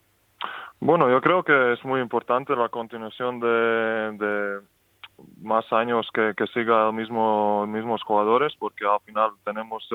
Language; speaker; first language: Spanish; non-native, fluent; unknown